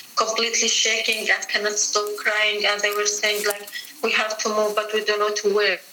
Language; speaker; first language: English; non-native, fluent; Arabic